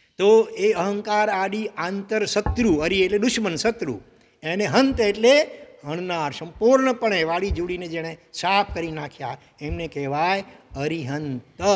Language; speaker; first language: Gujarati; native; Gujarati